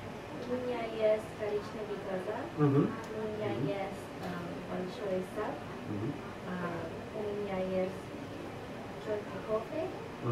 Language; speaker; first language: Russian; non-native, learner; English